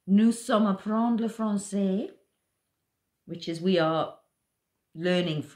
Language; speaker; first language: French; non-native, learner; English